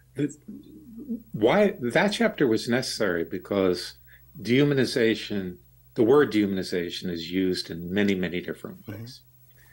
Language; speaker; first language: English; native; English